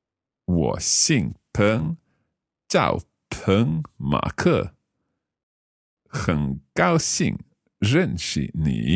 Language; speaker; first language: Chinese; non-native, learner; English